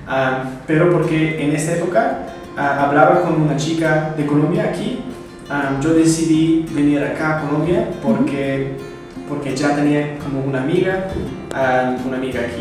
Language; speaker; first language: Spanish; non-native, fluent; English